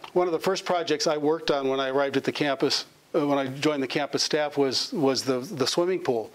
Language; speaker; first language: English; native; English